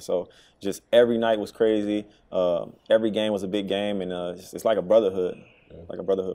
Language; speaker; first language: English; native; English